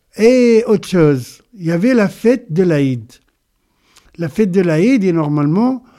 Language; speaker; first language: French; non-native, local second language; Arabic